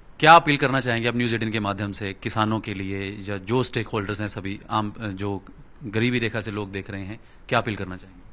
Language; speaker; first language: Hindi; non-native, local second language; Punjabi